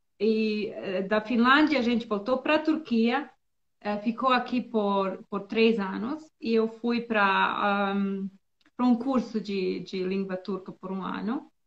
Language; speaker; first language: Portuguese; non-native, learner; Bosnian